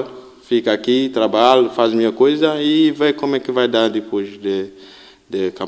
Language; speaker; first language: Portuguese; non-native, learner; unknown